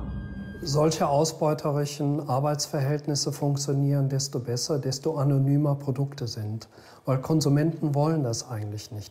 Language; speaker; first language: German; native; German